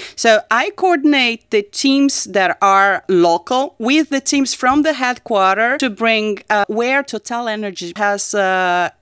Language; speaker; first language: English; non-native, fluent; Portuguese